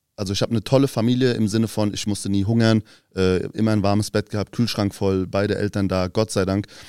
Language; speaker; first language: German; early bilingual, other home language; Turkish